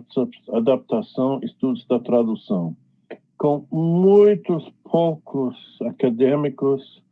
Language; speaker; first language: Portuguese; non-native, fluent; English